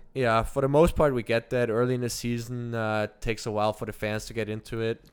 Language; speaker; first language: English; early bilingual, other home language; German